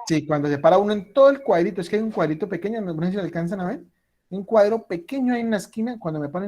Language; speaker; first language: Spanish; native; Spanish